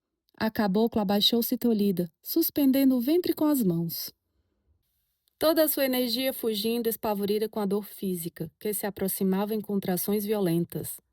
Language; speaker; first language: Portuguese; native; Portuguese